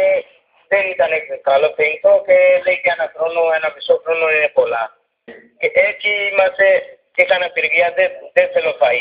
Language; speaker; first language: Greek; non-native, learner; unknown